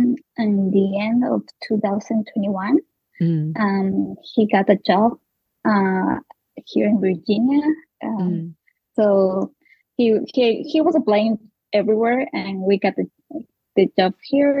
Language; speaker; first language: English; non-native, learner; Spanish